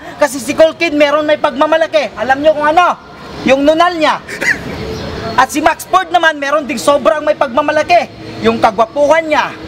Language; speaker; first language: Filipino; non-native, local second language; Cebuano